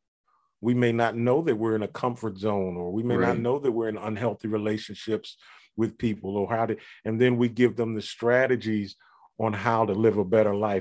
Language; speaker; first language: English; native; English